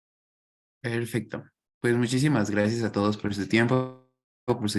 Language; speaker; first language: Spanish; native; Spanish